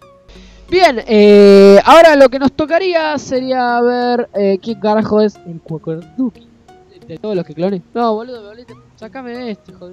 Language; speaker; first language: Spanish; native; Spanish